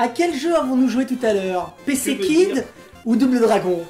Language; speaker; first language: French; native; French